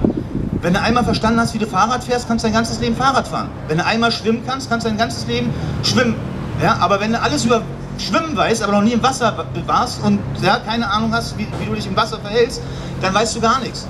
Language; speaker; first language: German; native; German